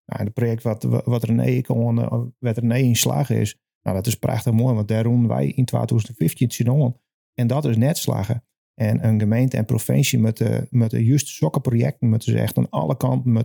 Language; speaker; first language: Dutch; non-native, local second language; Western Frisian